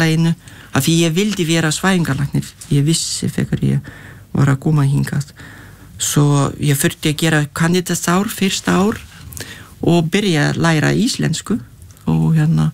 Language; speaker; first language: Icelandic; non-native, fluent; Lithuanian